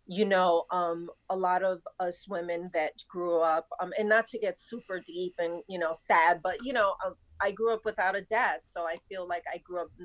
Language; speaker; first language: English; native; English